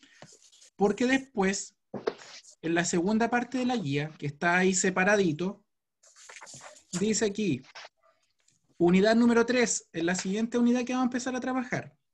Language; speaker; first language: Spanish; native; Spanish